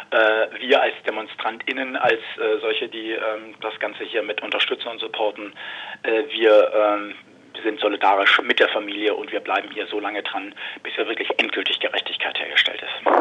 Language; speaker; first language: German; native; German